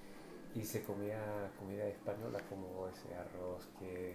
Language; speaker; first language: Spanish; non-native, fluent; English